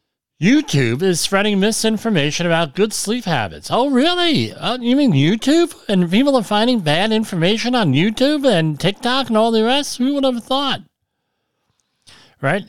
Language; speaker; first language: English; native; English